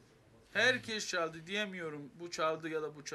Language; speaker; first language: Turkish; non-native, fluent; Armenian